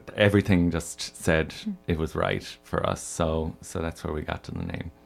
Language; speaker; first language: English; native; English